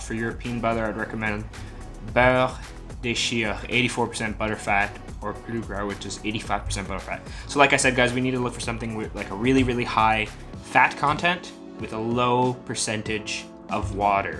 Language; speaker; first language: English; native; English